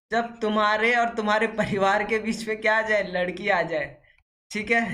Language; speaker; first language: Hindi; native; Hindi